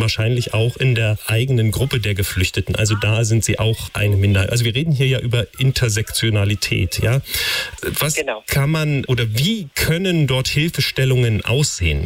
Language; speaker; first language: German; native; German